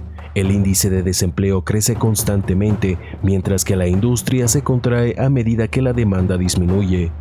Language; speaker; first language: Spanish; native; Spanish